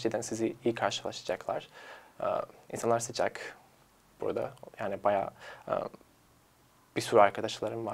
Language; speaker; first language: Turkish; non-native, fluent; Serbian